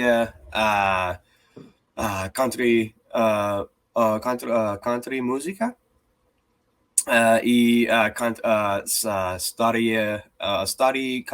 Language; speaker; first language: Russian; non-native, learner; English